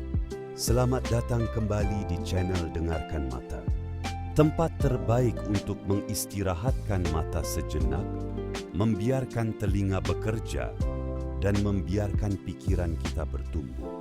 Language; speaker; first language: Indonesian; native; Indonesian